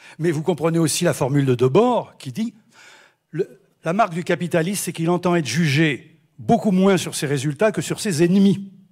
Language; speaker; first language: French; native; French